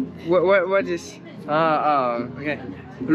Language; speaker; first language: English; non-native, learner; French